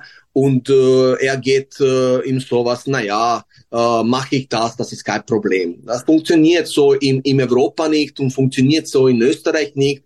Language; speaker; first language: German; non-native, fluent; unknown